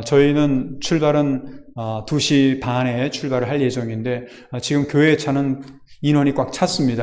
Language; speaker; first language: Korean; native; Korean